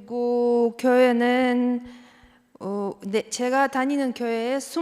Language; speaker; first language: Korean; non-native, learner; Russian